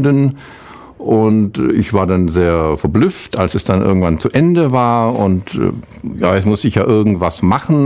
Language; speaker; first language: German; native; German